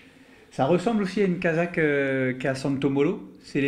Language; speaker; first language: French; native; French